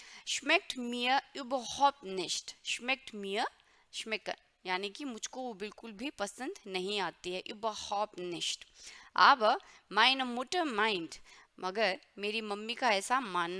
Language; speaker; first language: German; non-native, fluent; Hindi